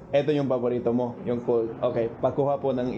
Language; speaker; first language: Filipino; non-native, fluent; English